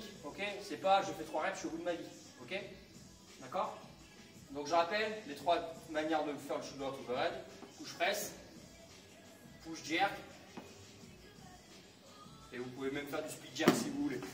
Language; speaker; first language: French; native; French